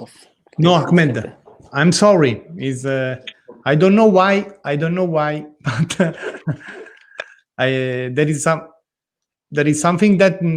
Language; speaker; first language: English; non-native, learner; Italian